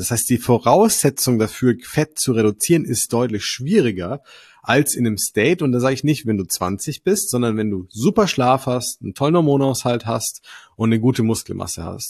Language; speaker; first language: German; native; German